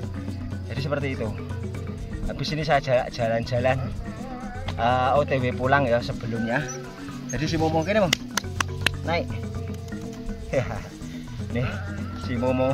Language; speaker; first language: Indonesian; non-native, local second language; Javanese